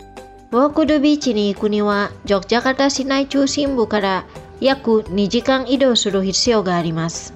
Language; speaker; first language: Japanese; non-native, fluent; Indonesian